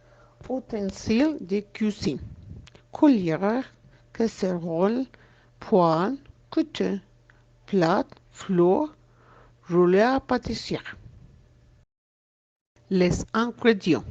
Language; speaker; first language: French; non-native, learner; Spanish